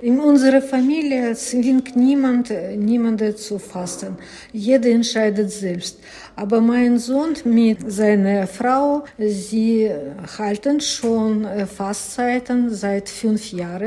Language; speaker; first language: German; non-native, learner; Russian